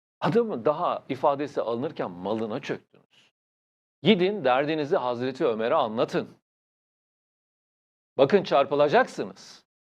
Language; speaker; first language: Turkish; native; Turkish